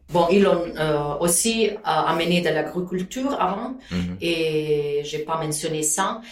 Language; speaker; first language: French; non-native, fluent; Italian